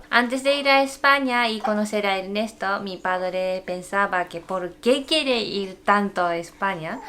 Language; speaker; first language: Spanish; non-native, fluent; Japanese